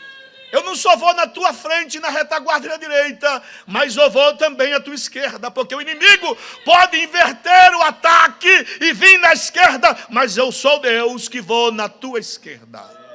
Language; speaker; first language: Portuguese; native; Portuguese